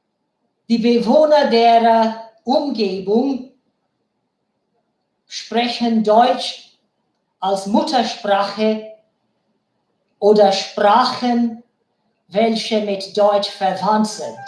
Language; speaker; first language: German; non-native, fluent; Bangla